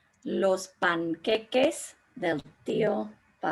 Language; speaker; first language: Spanish; non-native, learner; English